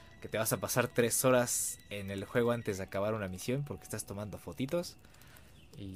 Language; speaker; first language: Spanish; native; Spanish